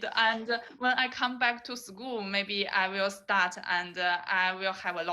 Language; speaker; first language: English; non-native, learner; Chinese